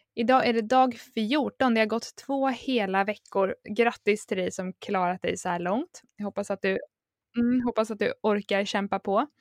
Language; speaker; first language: Swedish; native; Swedish